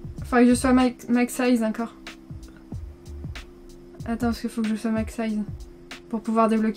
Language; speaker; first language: French; native; French